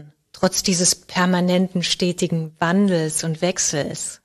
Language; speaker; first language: German; native; German